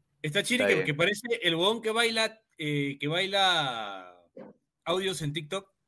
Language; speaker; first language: Spanish; native; Spanish